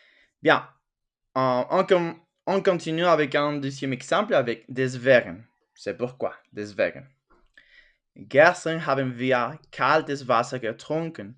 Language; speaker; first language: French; non-native, fluent; Spanish